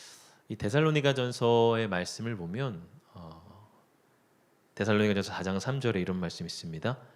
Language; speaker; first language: Korean; native; Korean